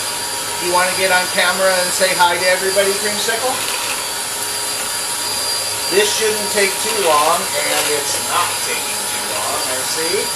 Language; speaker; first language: English; native; English